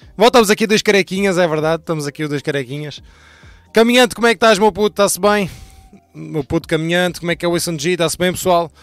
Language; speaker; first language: Portuguese; early bilingual, heritage; Portuguese